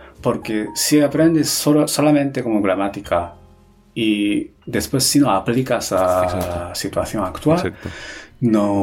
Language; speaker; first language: Spanish; non-native, fluent; Japanese